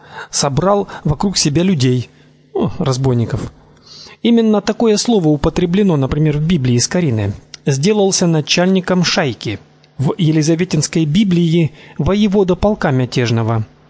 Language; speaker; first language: Russian; native; Russian